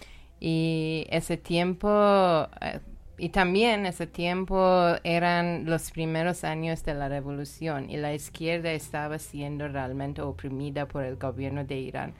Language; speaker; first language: Spanish; non-native, learner; Persian